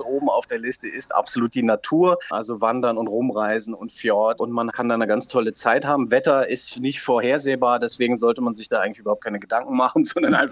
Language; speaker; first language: German; native; German